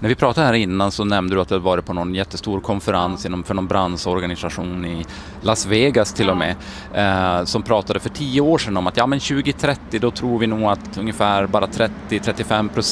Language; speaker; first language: Swedish; native; Swedish